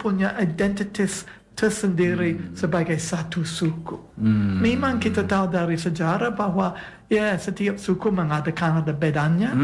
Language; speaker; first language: Indonesian; non-native, fluent; English